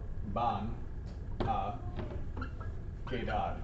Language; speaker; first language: Spanish; non-native, learner; English